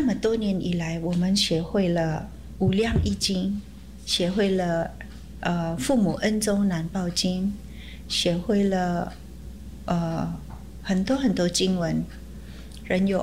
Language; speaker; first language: Chinese; non-native, fluent; Indonesian